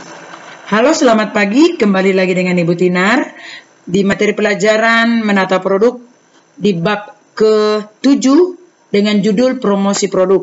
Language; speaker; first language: Indonesian; native; Indonesian